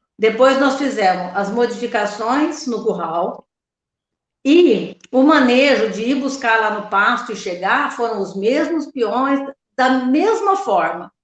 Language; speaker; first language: Portuguese; native; Portuguese